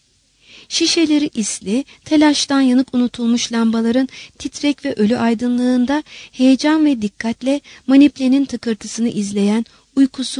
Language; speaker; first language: Turkish; native; Turkish